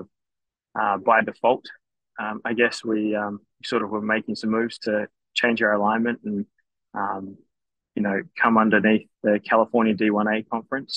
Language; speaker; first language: English; native; English